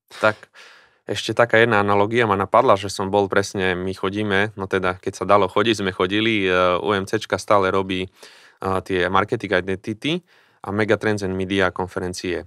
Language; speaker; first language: Slovak; native; Slovak